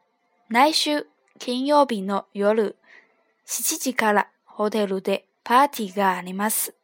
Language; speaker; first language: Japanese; non-native, fluent; Chinese